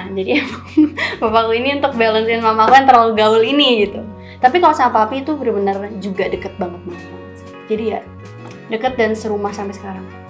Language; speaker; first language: Indonesian; native; Indonesian